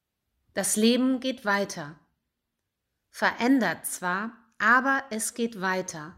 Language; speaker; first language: German; native; German